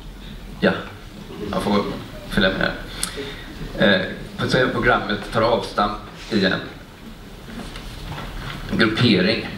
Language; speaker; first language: Swedish; native; Swedish